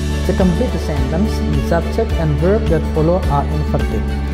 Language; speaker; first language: English; non-native, fluent; Indonesian